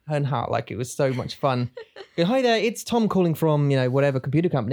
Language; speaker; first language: English; native; English